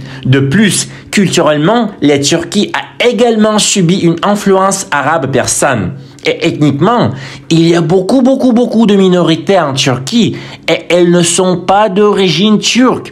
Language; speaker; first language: French; non-native, fluent; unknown